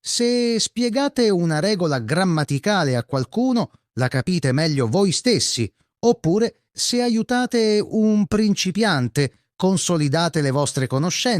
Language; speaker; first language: Italian; non-native, fluent; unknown